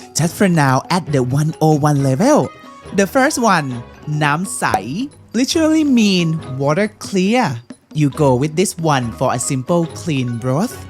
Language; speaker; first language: English; non-native, fluent; Thai